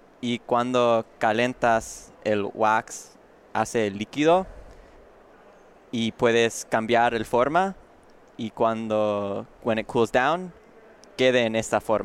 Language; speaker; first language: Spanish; non-native, learner; English